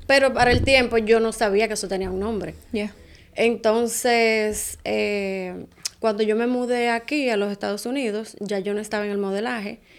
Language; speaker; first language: Spanish; native; Spanish